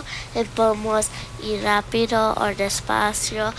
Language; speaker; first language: Spanish; early bilingual, other home language; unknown